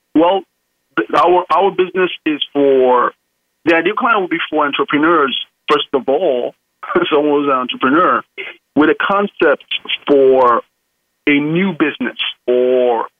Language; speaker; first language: English; non-native, local second language; Yoruba